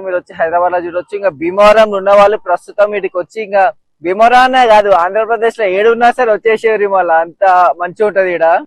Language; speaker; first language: Telugu; native; Telugu